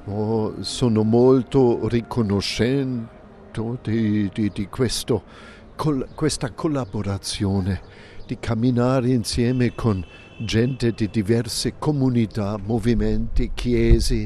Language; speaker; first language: Italian; non-native, fluent; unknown